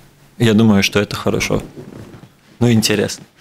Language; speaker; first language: Russian; non-native, local second language; Latvian